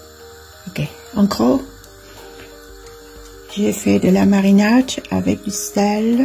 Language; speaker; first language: French; non-native, fluent; Vietnamese